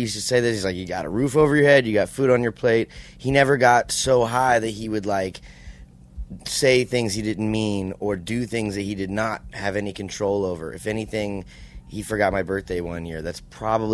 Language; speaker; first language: English; native; English